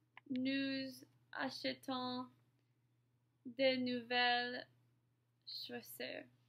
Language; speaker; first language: French; non-native, learner; English